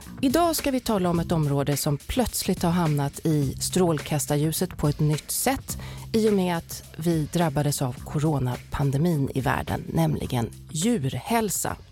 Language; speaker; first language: Swedish; native; Swedish